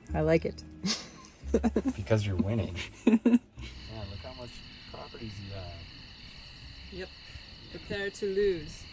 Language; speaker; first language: English; native; English